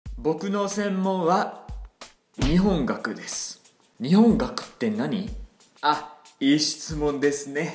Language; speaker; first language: Japanese; non-native, fluent; English